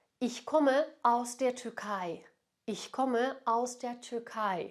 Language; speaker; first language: German; non-native, fluent; Turkish